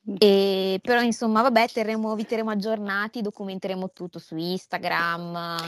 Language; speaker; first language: Italian; early bilingual, heritage; Italian